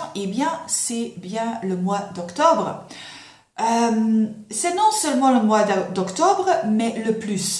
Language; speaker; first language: French; non-native, fluent; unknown